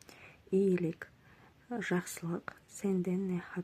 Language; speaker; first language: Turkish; non-native, fluent; Kazakh